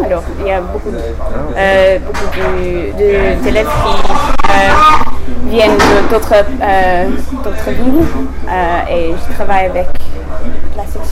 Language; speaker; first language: French; non-native, learner; English